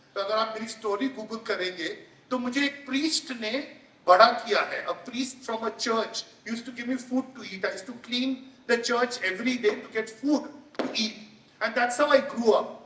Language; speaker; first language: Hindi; native; Hindi